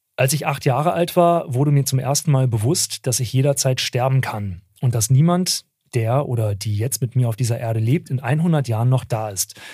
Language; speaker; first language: German; early bilingual, other home language; Turkish